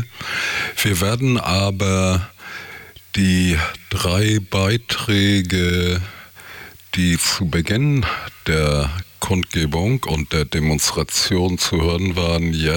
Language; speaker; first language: German; native; German